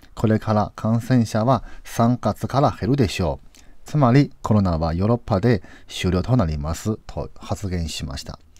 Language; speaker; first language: Japanese; non-native, fluent; Chinese